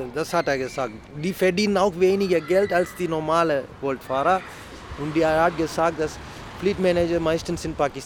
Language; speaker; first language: German; non-native, fluent; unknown